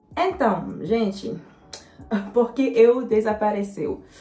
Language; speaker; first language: Portuguese; non-native, fluent; French